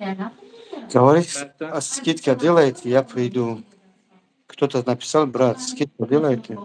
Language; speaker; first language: Russian; non-native, learner; Tajik